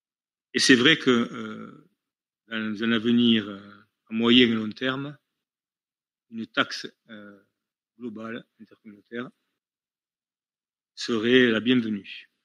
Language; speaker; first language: French; native; French